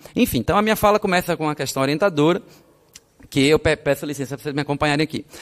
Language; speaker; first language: Portuguese; native; Portuguese